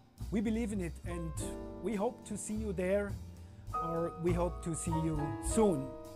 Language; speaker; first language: English; non-native, fluent; German